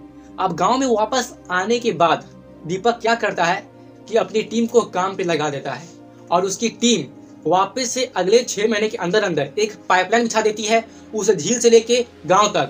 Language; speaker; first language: Hindi; native; Hindi